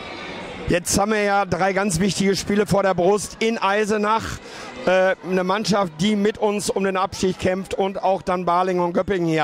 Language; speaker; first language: German; native; German